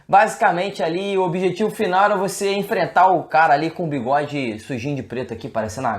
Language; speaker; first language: Portuguese; native; Portuguese